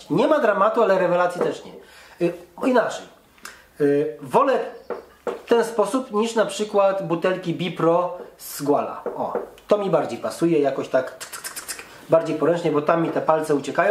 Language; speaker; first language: Polish; native; Polish